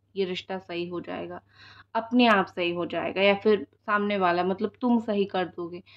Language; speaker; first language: Hindi; non-native, local second language; Odia